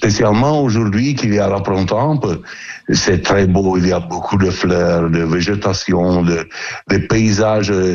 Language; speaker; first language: French; non-native, learner; Italian